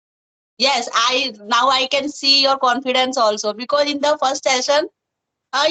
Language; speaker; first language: English; non-native, fluent; Hindi